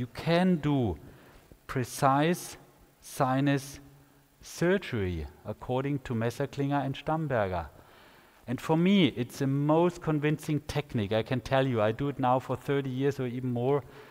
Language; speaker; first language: English; non-native, fluent; German